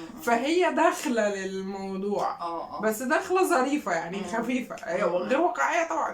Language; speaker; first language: Arabic; native; Arabic